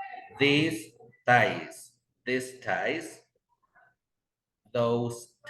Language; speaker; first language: English; non-native, fluent; Spanish